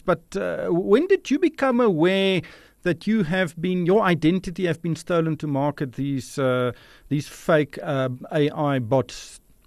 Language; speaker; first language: English; non-native, local second language; Afrikaans